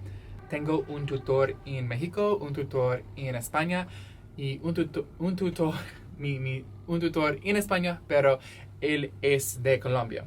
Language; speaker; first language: Spanish; non-native, learner; English